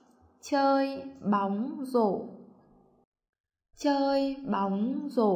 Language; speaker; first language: Vietnamese; native; Vietnamese